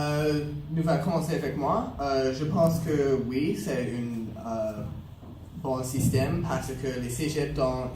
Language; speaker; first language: French; non-native, local second language; English